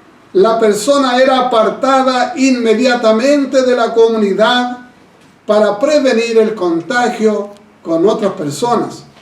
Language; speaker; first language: Spanish; native; Spanish